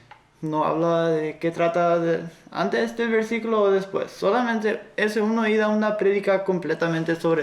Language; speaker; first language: Spanish; non-native, fluent; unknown